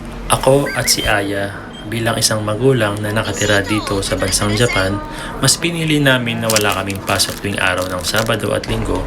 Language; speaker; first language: Filipino; native; Filipino